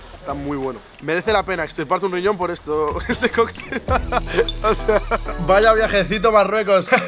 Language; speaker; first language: Spanish; early bilingual, other home language; Arabic